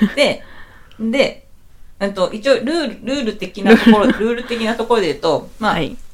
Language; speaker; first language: Japanese; native; Japanese